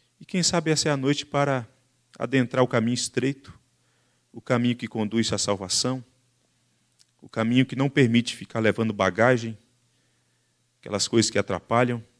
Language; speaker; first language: Portuguese; native; Portuguese